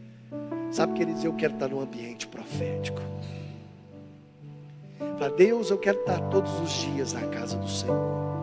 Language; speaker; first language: Portuguese; native; Portuguese